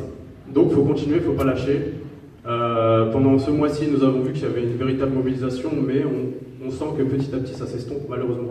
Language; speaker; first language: French; native; French